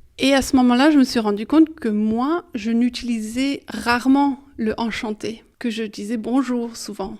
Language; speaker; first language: French; early bilingual, heritage; German